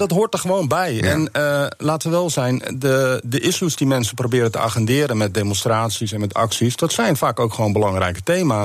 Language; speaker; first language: Dutch; native; Dutch